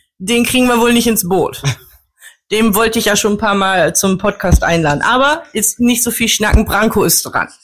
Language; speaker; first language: German; native; German